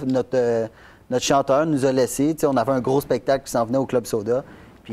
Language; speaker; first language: French; native; French